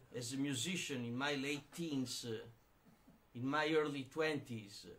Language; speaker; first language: English; non-native, fluent; Italian